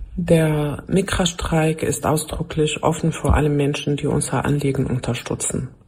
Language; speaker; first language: German; non-native, fluent; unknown